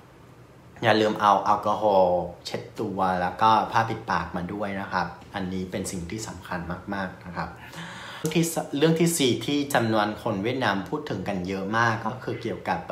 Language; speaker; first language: Thai; non-native, fluent; Vietnamese